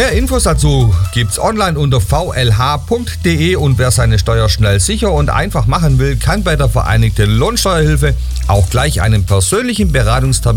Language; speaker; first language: German; native; German